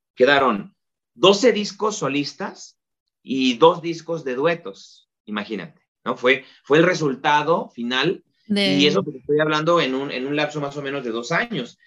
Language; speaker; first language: Spanish; native; Spanish